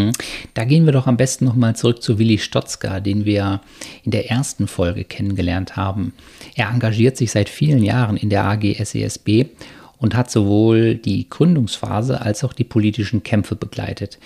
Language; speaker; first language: German; native; German